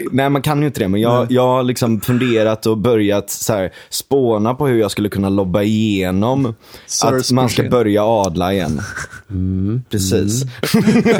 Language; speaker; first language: Swedish; native; Swedish